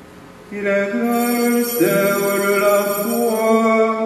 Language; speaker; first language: French; non-native, local second language; Haitian Creole